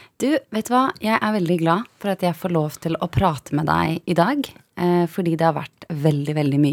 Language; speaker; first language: Norwegian; early bilingual, other home language; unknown